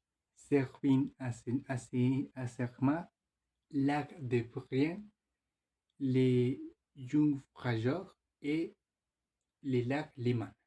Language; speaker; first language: French; non-native, learner; Spanish